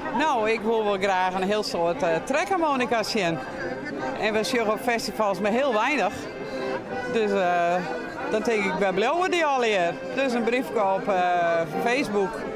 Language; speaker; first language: Dutch; non-native, local second language; Western Frisian